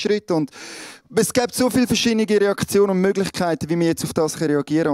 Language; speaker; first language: German; native; German